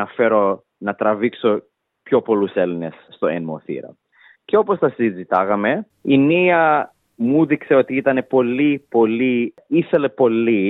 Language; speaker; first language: Greek; early bilingual, heritage; English